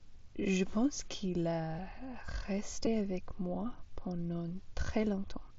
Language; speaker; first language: French; non-native, fluent; English